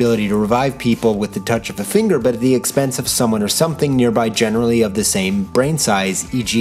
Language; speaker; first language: English; native; English